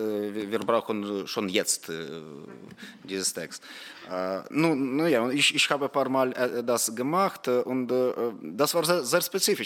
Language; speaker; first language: German; non-native, fluent; Ukrainian